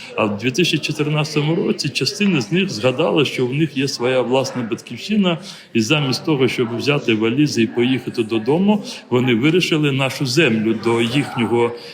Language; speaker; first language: Ukrainian; non-native, local second language; Crimean Tatar